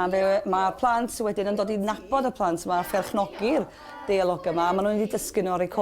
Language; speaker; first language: Welsh; native; Welsh